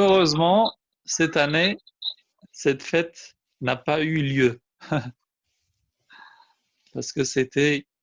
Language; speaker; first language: French; non-native, fluent; Albanian